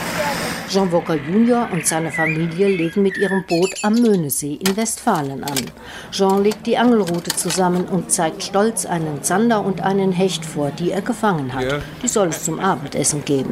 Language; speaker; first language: German; native; German